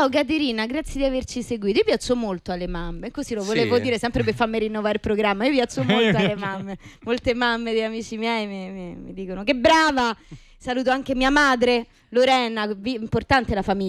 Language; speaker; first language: Italian; native; Italian